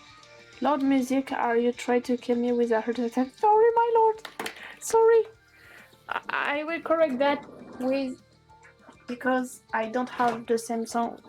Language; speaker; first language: English; non-native, learner; French